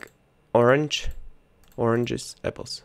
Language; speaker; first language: English; non-native, learner; Russian